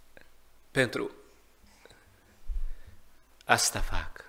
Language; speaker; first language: Romanian; non-native, learner; Hungarian